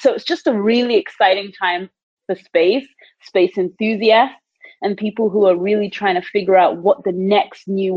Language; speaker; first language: English; native; English